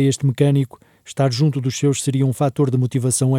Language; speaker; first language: Portuguese; native; Portuguese